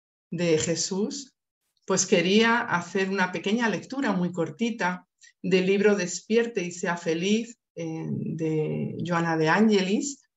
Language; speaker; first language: Spanish; native; Spanish